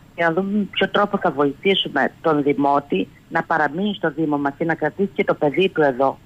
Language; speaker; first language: Greek; native; Greek